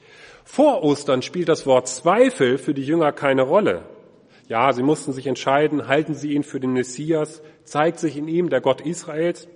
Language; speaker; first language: German; native; German